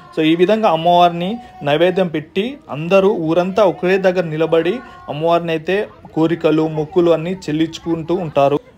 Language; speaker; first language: Telugu; non-native, local second language; Lambadi